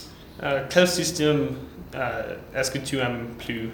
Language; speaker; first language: French; non-native, learner; English